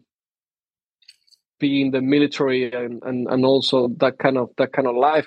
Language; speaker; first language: English; non-native, fluent; Spanish